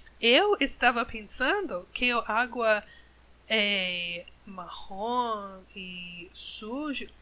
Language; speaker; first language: Portuguese; non-native, learner; English